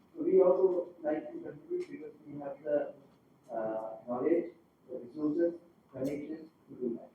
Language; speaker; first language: English; non-native, local second language; Sinhala